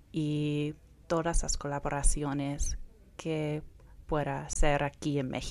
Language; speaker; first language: Spanish; early bilingual, heritage; Spanish